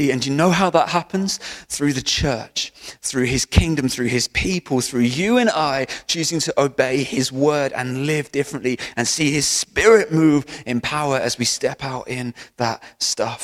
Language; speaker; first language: English; native; English